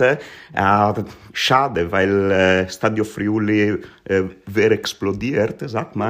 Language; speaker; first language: German; non-native, fluent; Italian